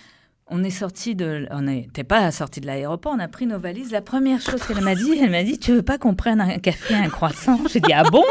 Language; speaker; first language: French; native; French